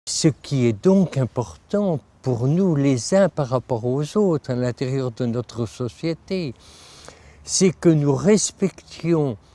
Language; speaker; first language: French; native; French